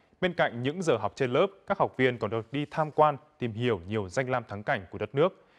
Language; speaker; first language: Vietnamese; native; Vietnamese